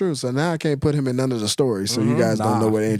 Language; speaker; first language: English; native; English